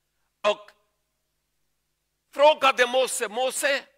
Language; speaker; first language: Swedish; non-native, learner; Urdu